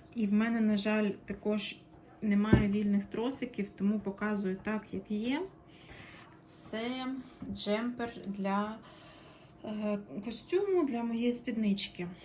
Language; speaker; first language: Ukrainian; non-native, local second language; Russian